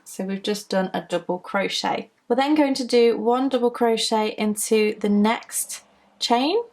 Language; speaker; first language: English; native; English